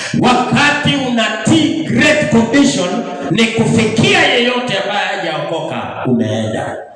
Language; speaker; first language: Swahili; non-native, local second language; Luyia